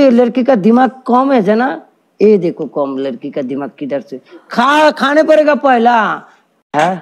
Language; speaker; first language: Hindi; non-native, learner; Bangla